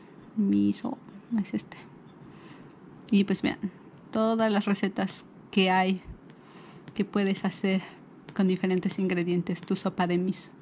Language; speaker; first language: Spanish; native; Spanish